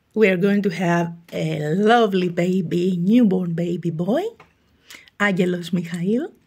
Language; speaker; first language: English; non-native, fluent; Greek